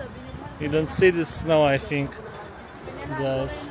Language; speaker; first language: English; non-native, learner; Polish